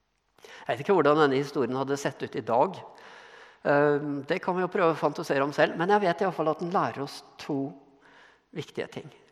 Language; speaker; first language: Norwegian; native; Norwegian